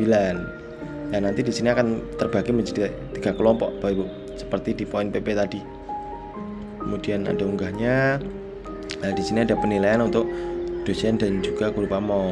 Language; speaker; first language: Indonesian; native; Indonesian